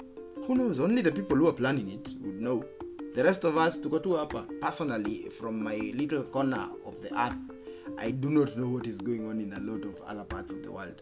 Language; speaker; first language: English; non-native, local second language; Kikuyu